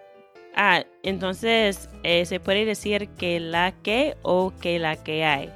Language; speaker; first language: Spanish; non-native, fluent; English